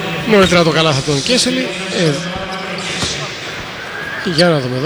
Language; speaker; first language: Greek; native; Greek